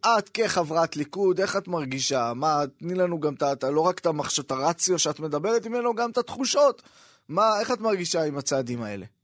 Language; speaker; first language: Hebrew; native; Hebrew